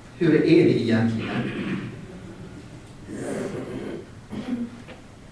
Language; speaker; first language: Swedish; non-native, fluent; Arabic